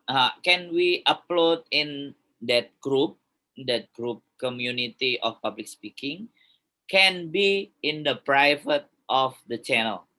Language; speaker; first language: English; non-native, learner; Indonesian